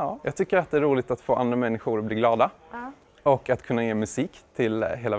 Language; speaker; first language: Swedish; native; Swedish